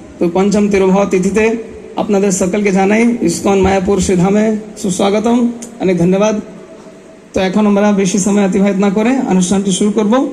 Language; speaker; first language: Bangla; non-native, fluent; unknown